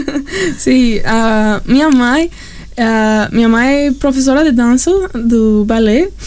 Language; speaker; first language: Portuguese; non-native, learner; English